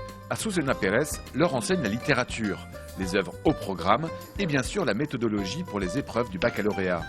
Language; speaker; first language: French; native; French